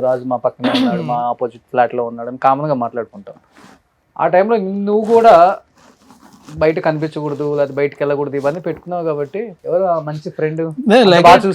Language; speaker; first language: Telugu; native; Telugu